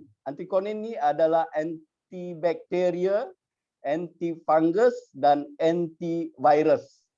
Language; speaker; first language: Malay; native; Malay